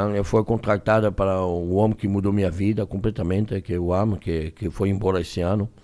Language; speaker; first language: Portuguese; non-native, fluent; French